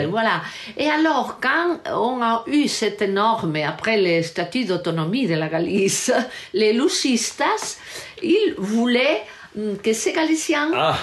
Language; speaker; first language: French; non-native, learner; Galician